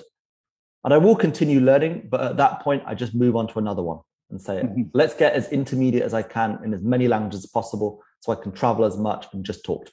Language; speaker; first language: English; native; English